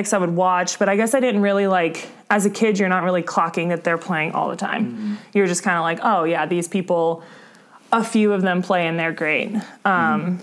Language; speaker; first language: English; native; English